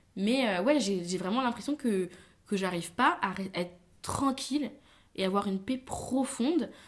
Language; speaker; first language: French; early bilingual, other home language; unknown